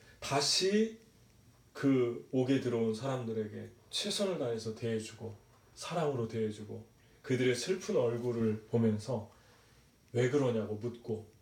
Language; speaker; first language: Korean; native; Korean